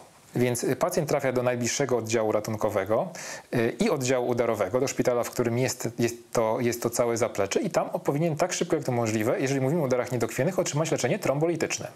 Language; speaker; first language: Polish; native; Polish